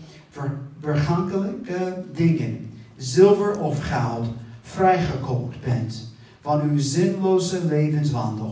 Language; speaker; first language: Dutch; non-native, fluent; English